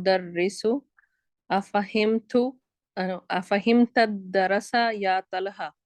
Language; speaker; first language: Arabic; non-native, learner; Urdu